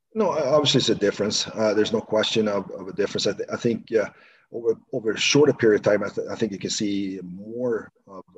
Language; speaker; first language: English; non-native, fluent; Swedish